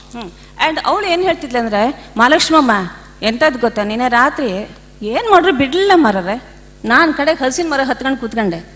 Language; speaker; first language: Kannada; native; Kannada